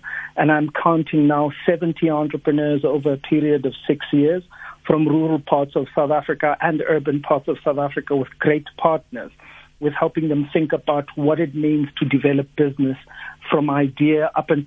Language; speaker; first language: English; non-native, local second language; Xhosa